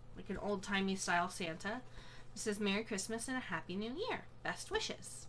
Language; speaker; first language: English; native; English